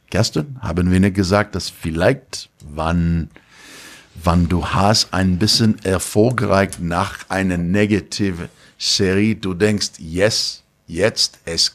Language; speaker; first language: German; non-native, learner; English